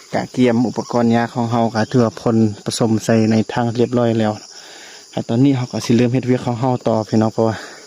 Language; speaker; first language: Lao; non-native, local second language; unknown